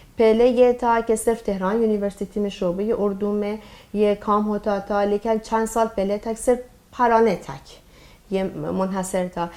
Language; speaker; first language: Urdu; non-native, fluent; Persian